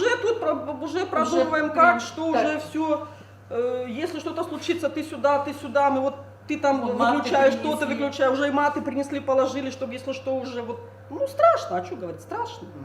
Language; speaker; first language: Russian; native; Russian